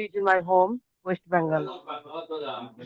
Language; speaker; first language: English; non-native, learner; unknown